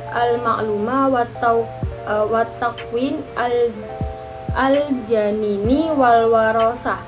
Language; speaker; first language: Arabic; non-native, learner; Indonesian